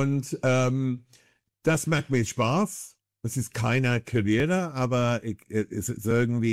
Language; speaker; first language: German; non-native, fluent; English